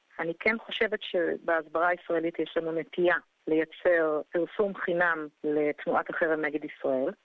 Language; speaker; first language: Hebrew; early bilingual, other home language; English